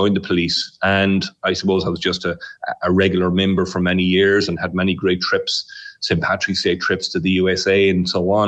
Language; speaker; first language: English; native; English